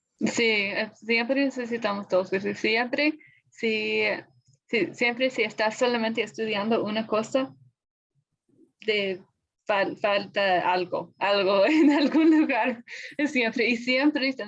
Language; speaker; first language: Spanish; non-native, fluent; English